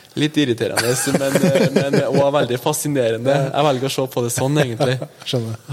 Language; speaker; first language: Norwegian; native; Norwegian